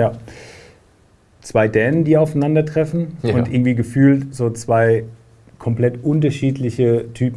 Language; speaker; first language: German; native; German